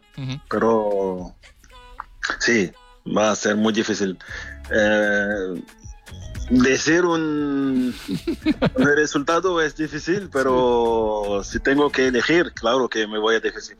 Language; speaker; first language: Spanish; non-native, learner; French